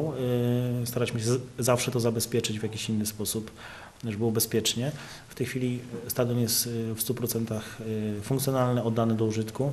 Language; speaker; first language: Polish; native; Polish